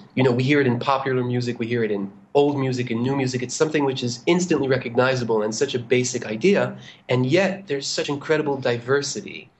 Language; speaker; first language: English; non-native, fluent; Hebrew